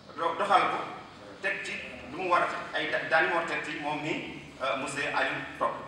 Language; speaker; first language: Wolof; non-native, local second language; Fula